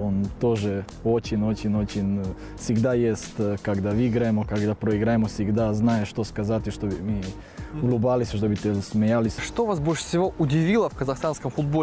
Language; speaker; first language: Russian; non-native, learner; Serbian